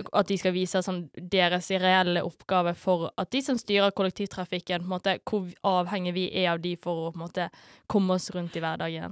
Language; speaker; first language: Norwegian; early bilingual, other home language; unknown